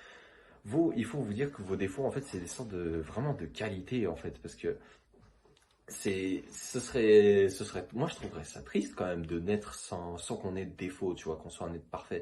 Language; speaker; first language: French; native; French